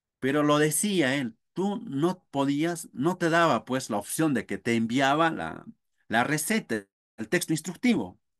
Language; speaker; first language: Spanish; non-native, local second language; Quechua